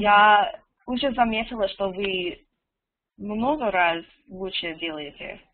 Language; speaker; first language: Russian; non-native, learner; English